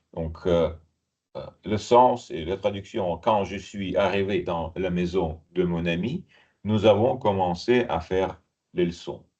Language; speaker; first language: French; non-native, fluent; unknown